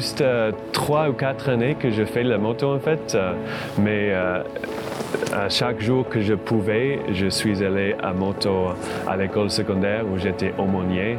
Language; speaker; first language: French; non-native, fluent; English